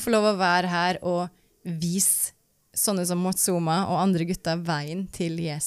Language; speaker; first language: Norwegian; native; Norwegian